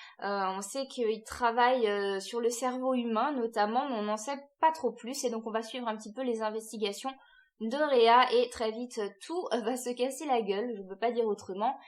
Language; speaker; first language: French; native; French